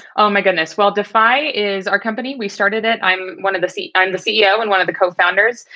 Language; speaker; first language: English; native; English